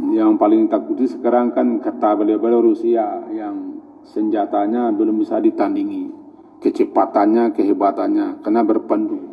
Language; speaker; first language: Malay; non-native, local second language; Minangkabau